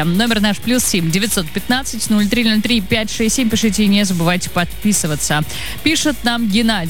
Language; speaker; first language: Russian; native; Russian